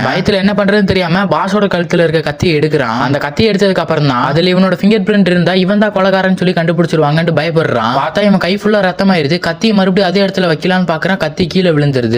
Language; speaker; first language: Tamil; native; Tamil